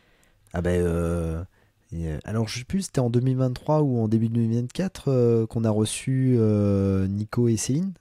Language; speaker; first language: French; native; French